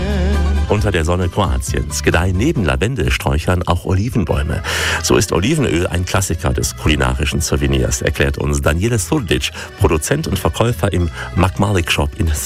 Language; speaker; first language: German; native; German